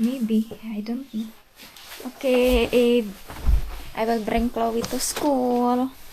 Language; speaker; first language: English; non-native, local second language; Filipino